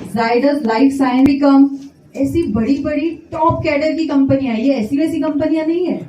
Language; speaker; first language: Hindi; non-native, local second language; Gujarati